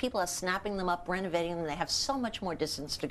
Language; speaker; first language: English; native; English